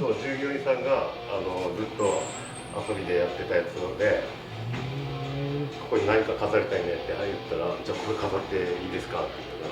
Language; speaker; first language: Japanese; native; Japanese